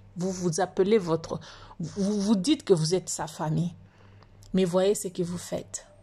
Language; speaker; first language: French; non-native, local second language; Lingala